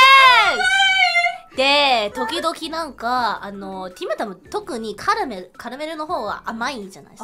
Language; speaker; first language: Japanese; non-native, learner; English